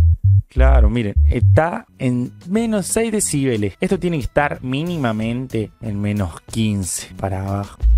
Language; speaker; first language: Spanish; native; Spanish